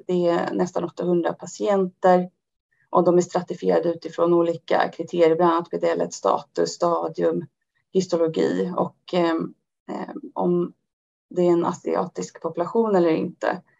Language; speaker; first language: Swedish; native; Swedish